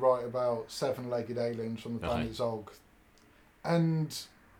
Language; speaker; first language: English; native; English